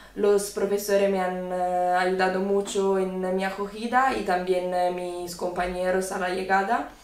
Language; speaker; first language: Spanish; non-native, fluent; Italian